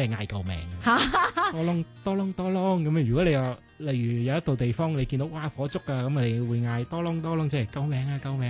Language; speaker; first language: Cantonese; native; Cantonese